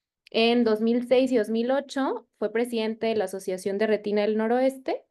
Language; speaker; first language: Spanish; native; Spanish